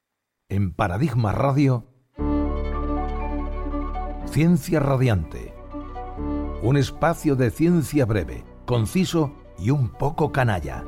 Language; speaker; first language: Spanish; native; Spanish